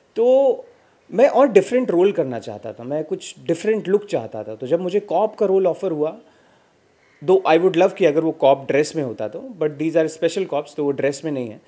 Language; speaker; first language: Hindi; native; Hindi